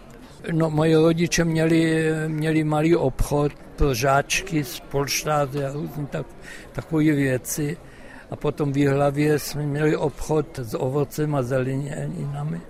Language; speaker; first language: Czech; non-native, local second language; German